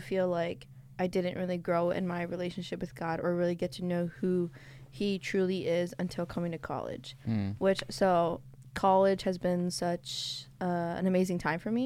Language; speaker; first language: English; native; English